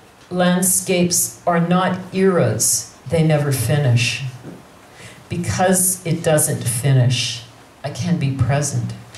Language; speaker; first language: English; native; English